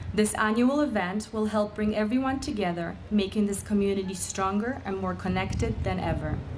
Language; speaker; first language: English; early bilingual, other home language; Polish